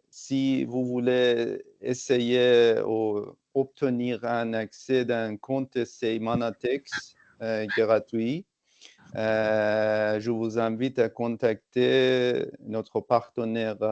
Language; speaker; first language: French; non-native, fluent; Persian